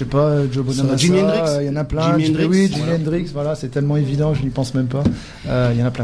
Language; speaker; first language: French; native; French